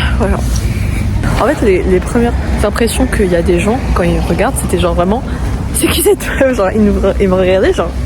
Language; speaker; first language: French; early bilingual, other home language; Vietnamese